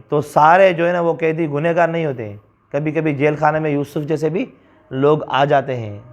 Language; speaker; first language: Urdu; non-native, local second language; Sindhi